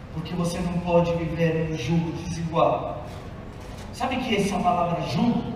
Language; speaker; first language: Portuguese; non-native, fluent; Italian